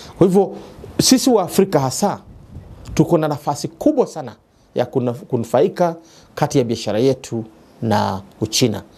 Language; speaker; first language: Swahili; non-native, local second language; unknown